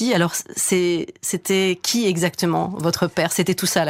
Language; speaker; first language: French; native; French